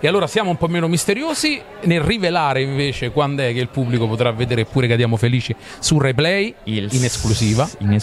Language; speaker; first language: Italian; native; Italian